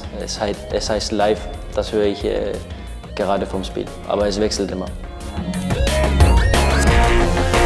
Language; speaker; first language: German; non-native, learner; Danish